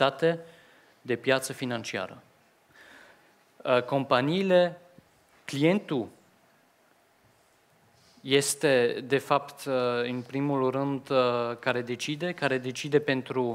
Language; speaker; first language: Romanian; non-native, fluent; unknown